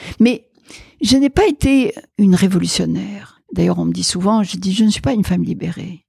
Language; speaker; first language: French; native; French